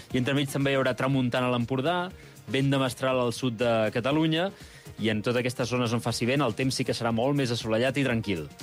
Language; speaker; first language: Catalan; native; Catalan